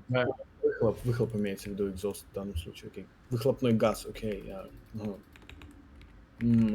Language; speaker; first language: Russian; native; Russian